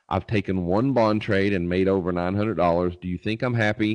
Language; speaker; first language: English; native; English